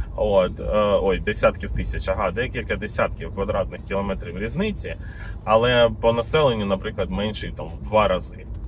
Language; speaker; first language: Ukrainian; native; Ukrainian